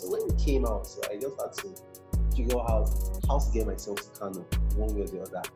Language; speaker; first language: English; non-native, local second language; Igbo